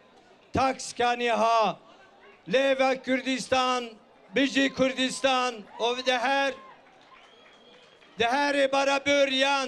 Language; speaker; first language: Swedish; early bilingual, other home language; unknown